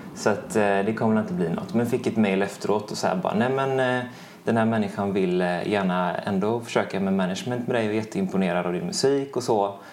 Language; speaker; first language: Swedish; native; Swedish